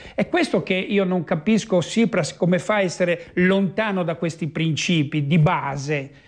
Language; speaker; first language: Italian; native; Italian